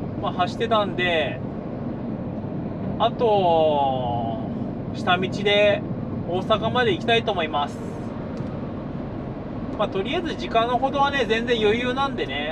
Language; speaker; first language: Japanese; native; Japanese